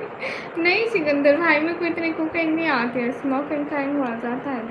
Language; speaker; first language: Hindi; non-native, local second language; Punjabi